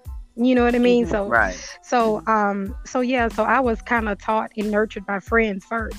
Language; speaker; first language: English; native; English